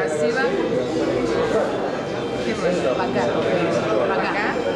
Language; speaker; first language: Spanish; native; Spanish